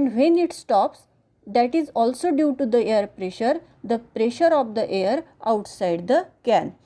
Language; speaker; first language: English; non-native, local second language; Marathi